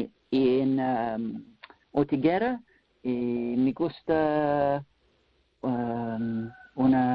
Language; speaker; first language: Spanish; non-native, learner; English